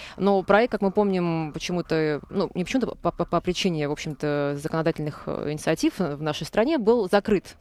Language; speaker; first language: Russian; native; Russian